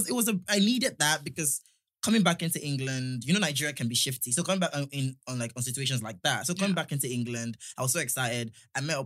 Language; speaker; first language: English; non-native, local second language; Yoruba